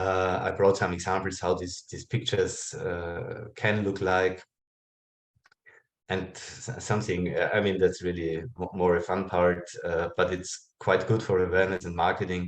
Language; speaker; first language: English; non-native, fluent; German